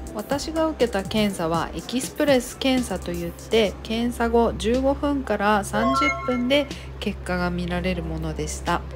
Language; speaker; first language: Japanese; native; Japanese